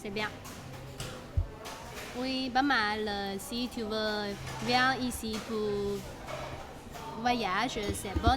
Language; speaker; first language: French; non-native, learner; Chinese